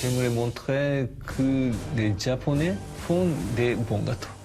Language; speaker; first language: French; non-native, learner; Japanese